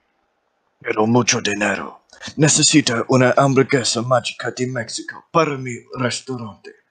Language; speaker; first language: Spanish; non-native, learner; English